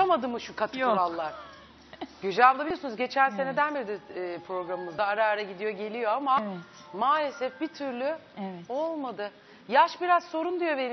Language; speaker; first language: Turkish; native; Turkish